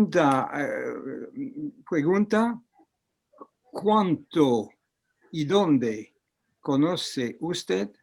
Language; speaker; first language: Spanish; non-native, learner; French